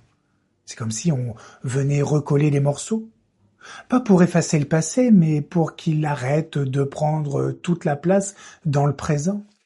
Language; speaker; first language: French; native; French